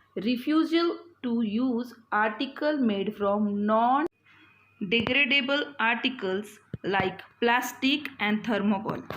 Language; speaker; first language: English; non-native, local second language; Marathi